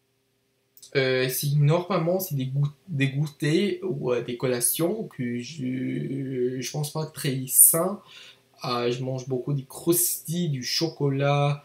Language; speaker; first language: French; non-native, learner; English